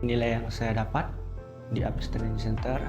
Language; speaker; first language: Indonesian; non-native, local second language; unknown